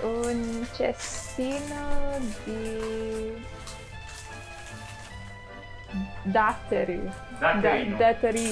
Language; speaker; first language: Italian; non-native, learner; English